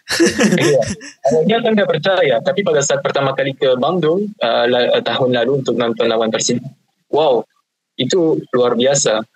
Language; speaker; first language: Indonesian; non-native, fluent; French